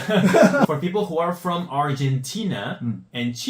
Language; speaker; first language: English; non-native, fluent; Spanish